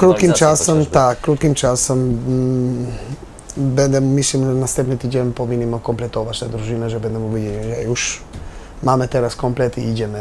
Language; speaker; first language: Polish; non-native, learner; Albanian